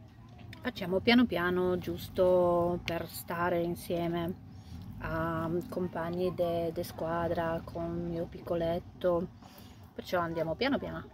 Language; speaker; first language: Italian; non-native, learner; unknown